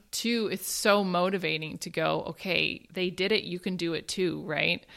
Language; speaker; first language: English; native; English